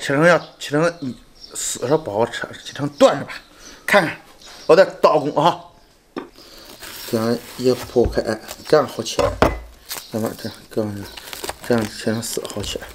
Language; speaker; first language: Chinese; native; Chinese